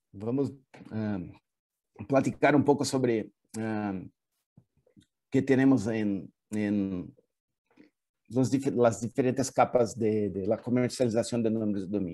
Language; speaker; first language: Spanish; non-native, fluent; Portuguese